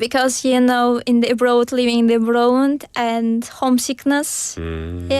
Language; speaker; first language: English; non-native, learner; Uzbek